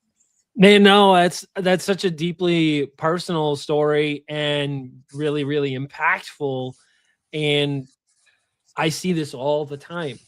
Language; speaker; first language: English; native; English